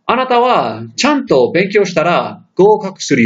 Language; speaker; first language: Japanese; non-native, fluent; English